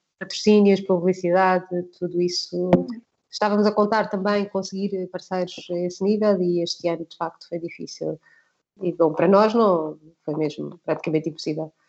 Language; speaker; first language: Portuguese; native; Portuguese